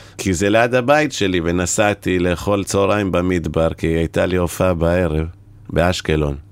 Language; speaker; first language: Hebrew; native; Hebrew